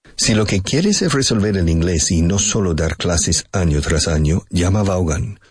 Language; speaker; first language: Spanish; non-native, fluent; English